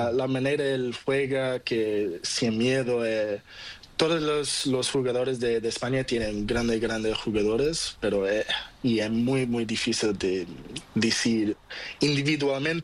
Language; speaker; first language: Portuguese; non-native, local second language; Kabuverdianu